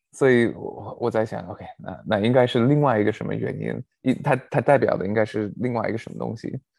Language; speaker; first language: Chinese; non-native, fluent; English